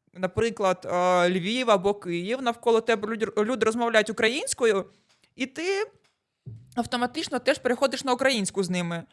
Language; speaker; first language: Ukrainian; non-native, local second language; Russian